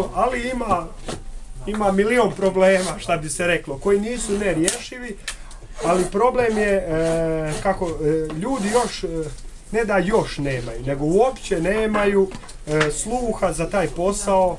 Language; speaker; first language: Croatian; native; Croatian